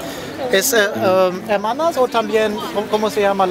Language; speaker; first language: Spanish; non-native, learner; German